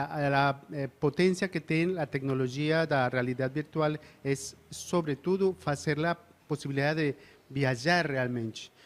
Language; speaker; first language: Portuguese; non-native, learner; Spanish